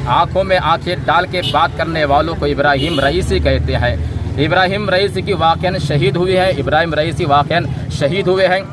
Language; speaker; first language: Urdu; native; Urdu